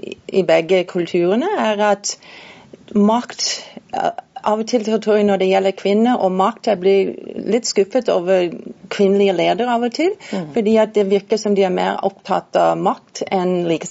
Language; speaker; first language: Norwegian; non-native, fluent; English